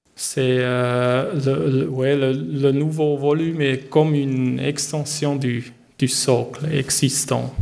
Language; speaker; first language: French; non-native, learner; German